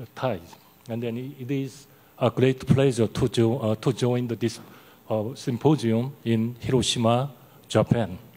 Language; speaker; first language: English; non-native, learner; Korean